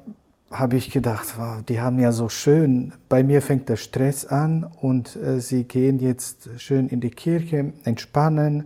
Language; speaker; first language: German; non-native, fluent; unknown